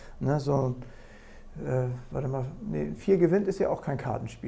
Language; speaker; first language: German; native; German